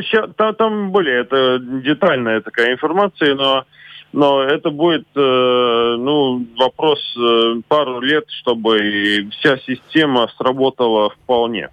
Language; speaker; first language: Russian; non-native, local second language; Latvian